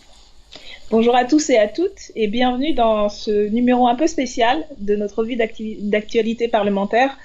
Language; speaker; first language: French; native; French